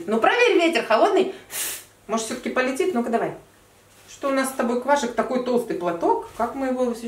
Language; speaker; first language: Russian; native; Russian